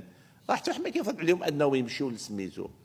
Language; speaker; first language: Arabic; native; Arabic